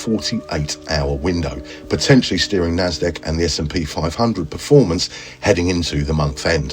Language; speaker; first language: English; native; English